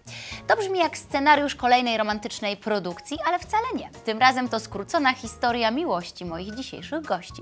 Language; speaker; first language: Polish; native; Polish